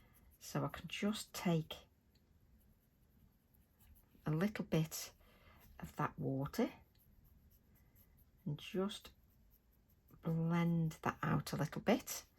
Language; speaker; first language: English; native; English